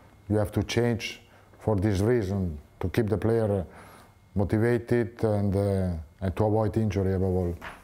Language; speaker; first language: English; non-native, fluent; Italian